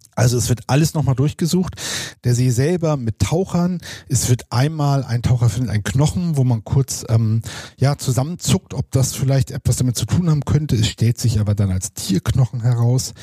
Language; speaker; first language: German; native; German